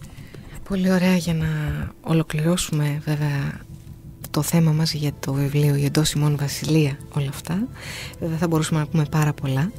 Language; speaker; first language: Greek; native; Greek